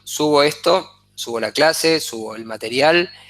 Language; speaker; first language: Spanish; native; Spanish